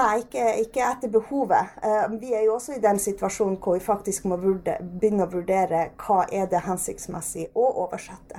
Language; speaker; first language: Norwegian; native; Norwegian